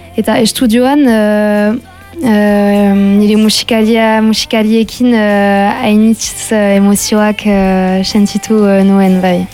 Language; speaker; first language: Basque; non-native, local second language; French